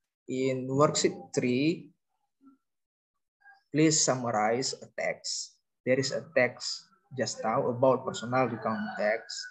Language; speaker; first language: English; non-native, learner; Indonesian